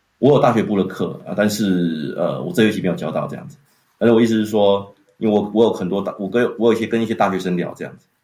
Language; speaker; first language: Chinese; native; Chinese